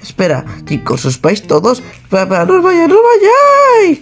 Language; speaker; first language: Spanish; native; Spanish